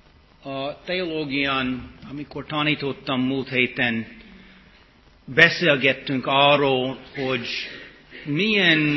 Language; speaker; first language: Hungarian; non-native, fluent; English